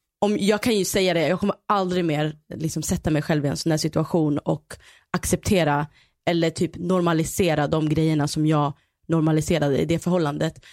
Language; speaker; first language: Swedish; early bilingual, other home language; Somali